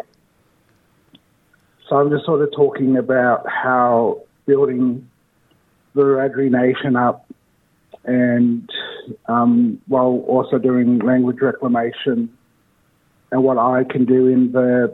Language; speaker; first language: English; native; English